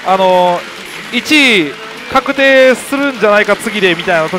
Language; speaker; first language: Japanese; native; Japanese